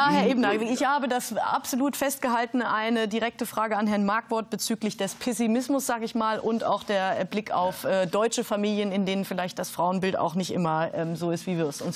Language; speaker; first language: German; native; German